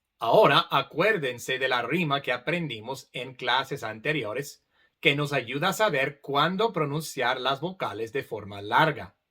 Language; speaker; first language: Spanish; non-native, fluent; English